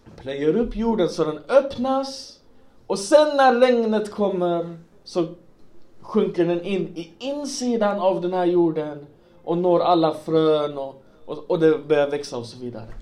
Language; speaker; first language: Swedish; non-native, local second language; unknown